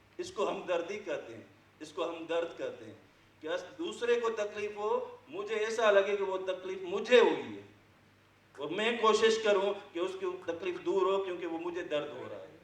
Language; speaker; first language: Urdu; non-native, local second language; Sindhi